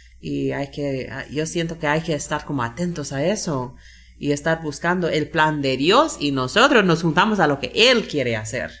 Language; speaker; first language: Spanish; non-native, fluent; English